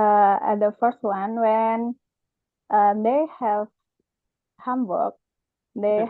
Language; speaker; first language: English; non-native, learner; Indonesian